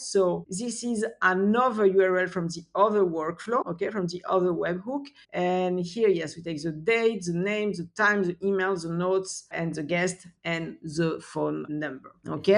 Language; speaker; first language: English; non-native, fluent; French